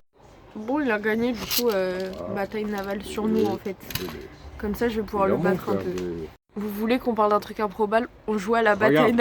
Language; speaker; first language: French; native; French